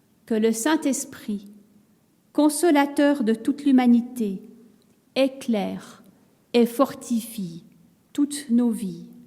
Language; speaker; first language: French; native; French